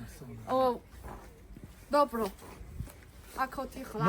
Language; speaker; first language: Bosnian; non-native, learner; Chinese